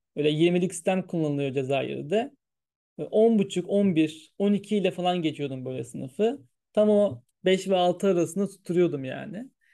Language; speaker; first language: Turkish; early bilingual, heritage; Turkish